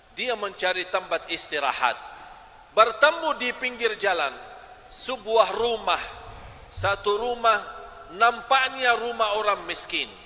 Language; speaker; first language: Malay; non-native, fluent; Arabic